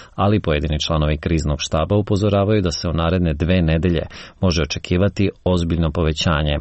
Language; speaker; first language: Croatian; native; Croatian